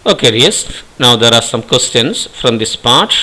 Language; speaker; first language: English; non-native, local second language; Malayalam